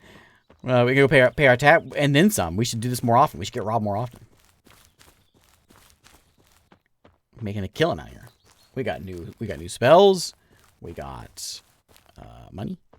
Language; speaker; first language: English; native; English